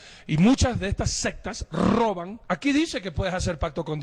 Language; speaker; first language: Spanish; native; Spanish